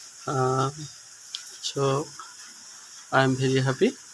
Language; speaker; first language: English; non-native, local second language; Bangla